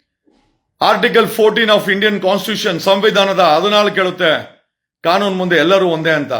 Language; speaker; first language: Kannada; native; Kannada